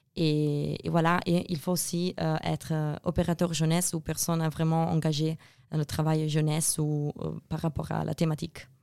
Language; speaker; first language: French; non-native, fluent; Italian